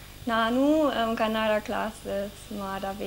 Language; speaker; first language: Kannada; non-native, learner; German